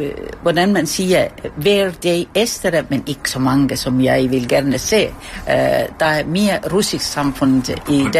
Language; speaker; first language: Danish; non-native, fluent; Estonian